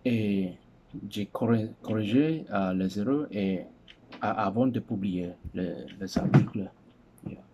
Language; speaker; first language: French; non-native, learner; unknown